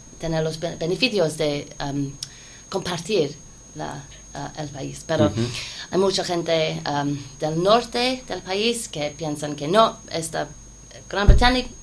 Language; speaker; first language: Spanish; non-native, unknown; English